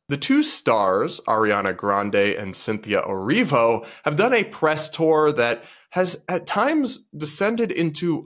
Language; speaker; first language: English; native; English